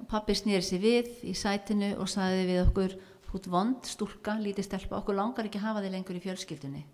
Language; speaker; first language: Icelandic; early bilingual, heritage; Icelandic